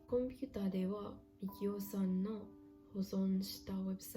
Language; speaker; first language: Japanese; non-native, learner; English